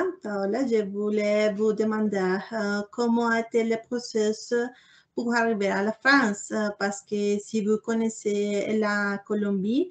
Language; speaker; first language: French; non-native, learner; Spanish